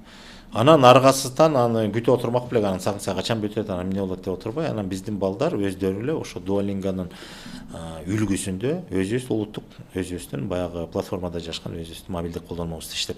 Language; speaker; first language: Kyrgyz; native; Kyrgyz